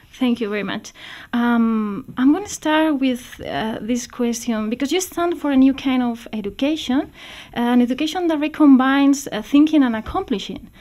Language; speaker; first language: English; non-native, fluent; Spanish